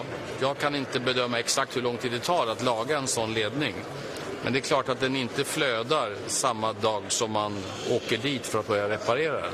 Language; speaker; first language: Swedish; native; Swedish